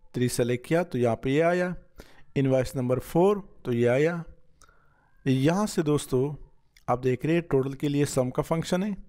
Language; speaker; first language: Urdu; non-native, local second language; Punjabi